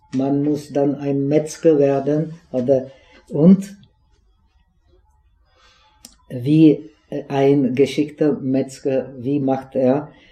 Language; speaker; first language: German; non-native, fluent; Czech